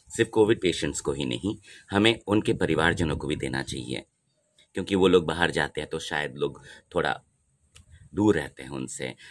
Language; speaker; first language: Hindi; non-native, local second language; Odia